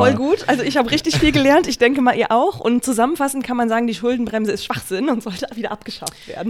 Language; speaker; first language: German; native; German